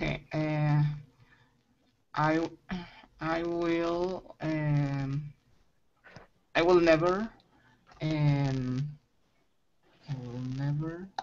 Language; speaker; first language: English; non-native, learner; Spanish